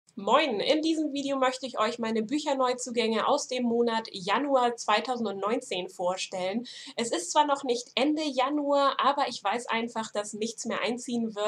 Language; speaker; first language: German; native; German